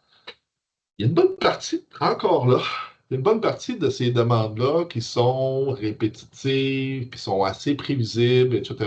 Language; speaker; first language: French; native; French